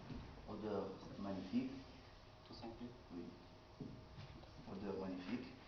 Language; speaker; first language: French; non-native, local second language; Arabic